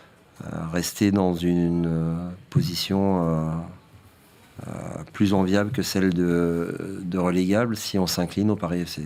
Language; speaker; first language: French; native; French